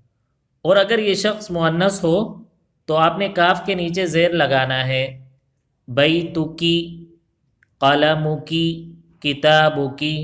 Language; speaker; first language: Urdu; native; Urdu